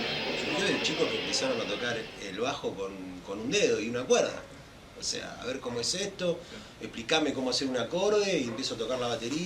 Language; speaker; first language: Spanish; native; Spanish